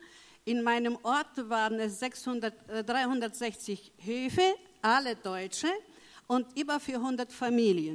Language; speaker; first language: German; early bilingual, heritage; German